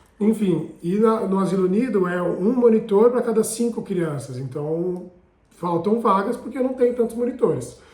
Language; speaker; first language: Portuguese; native; Portuguese